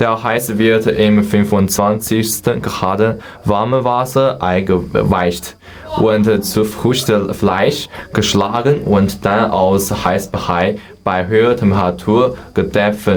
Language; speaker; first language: German; non-native, learner; Chinese